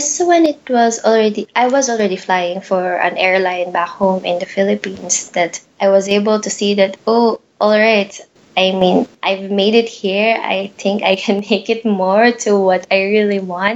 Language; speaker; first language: English; non-native, local second language; Pampanga